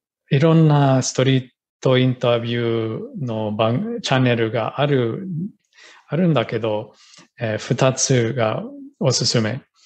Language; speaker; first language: Japanese; non-native, learner; English